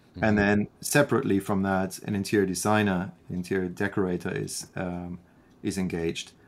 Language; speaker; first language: English; non-native, fluent; German